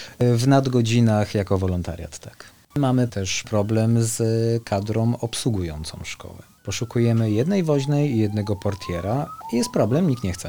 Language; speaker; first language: Polish; native; Polish